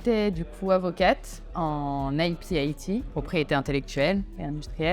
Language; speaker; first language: French; native; French